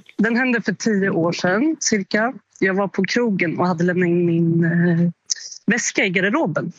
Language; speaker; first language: Swedish; native; Swedish